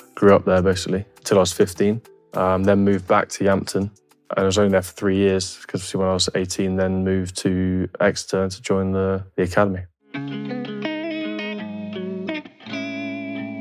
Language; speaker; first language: English; native; English